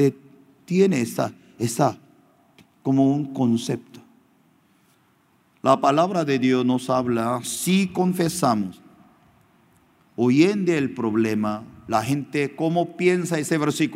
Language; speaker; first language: Spanish; non-native, fluent; Korean